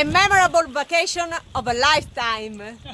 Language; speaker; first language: English; non-native, learner; Italian